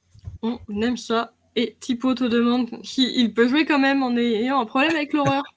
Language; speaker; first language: French; native; French